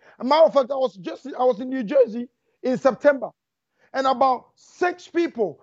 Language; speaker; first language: English; non-native, local second language; Akan